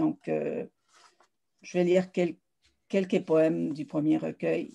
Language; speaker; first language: French; early bilingual, other home language; Spanish